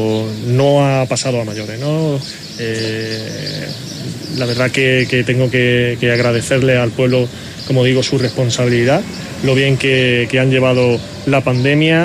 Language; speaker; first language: Spanish; native; Spanish